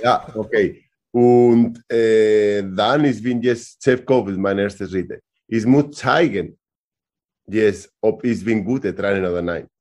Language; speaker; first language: German; non-native, learner; Spanish